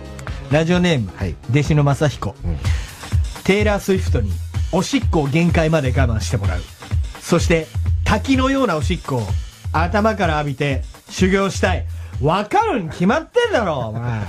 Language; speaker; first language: Japanese; native; Japanese